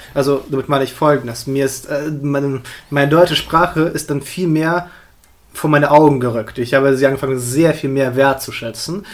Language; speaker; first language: German; early bilingual, other home language; Russian